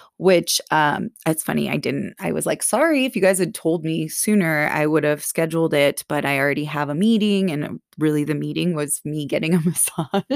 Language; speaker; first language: English; native; English